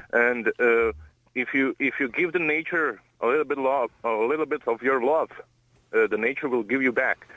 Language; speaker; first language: English; non-native, learner; Croatian